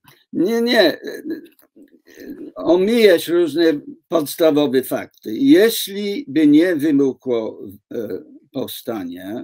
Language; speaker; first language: Polish; non-native, fluent; English